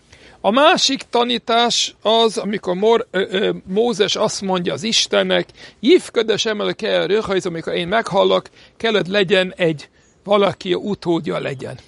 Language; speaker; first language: Hungarian; non-native, fluent; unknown